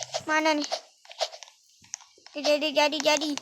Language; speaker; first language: Malay; native; Malay